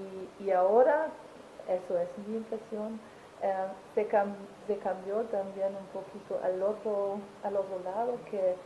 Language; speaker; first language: Spanish; non-native, fluent; German